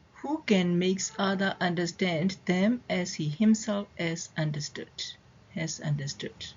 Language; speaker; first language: English; non-native, fluent; Burmese